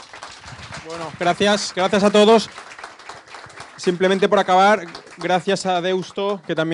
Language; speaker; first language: Spanish; native; Spanish